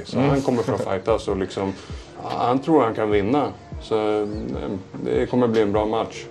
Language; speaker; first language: Swedish; native; Swedish